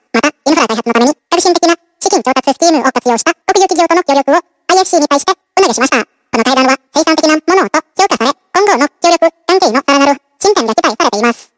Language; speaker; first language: Japanese; non-native, fluent; Indonesian